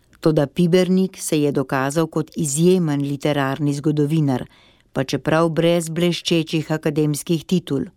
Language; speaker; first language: Slovenian; native; Slovenian